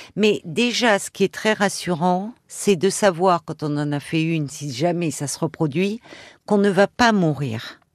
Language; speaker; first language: French; native; French